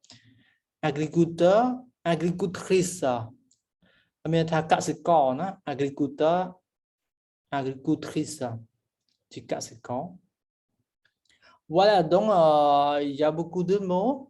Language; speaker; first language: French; non-native, fluent; Khmer